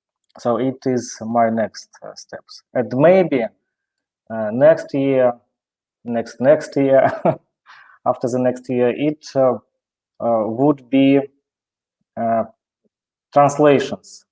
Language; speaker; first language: English; non-native, learner; Russian